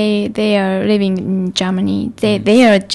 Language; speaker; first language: English; non-native, learner; Japanese